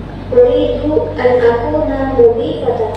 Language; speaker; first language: Arabic; non-native, learner; Indonesian